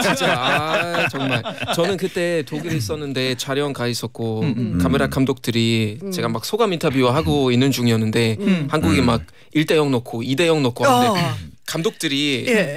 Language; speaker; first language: Korean; non-native, fluent; German